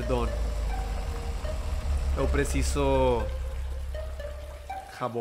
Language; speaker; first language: Portuguese; non-native, learner; Spanish